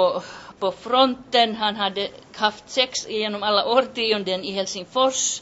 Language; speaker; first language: Swedish; non-native, local second language; Finnish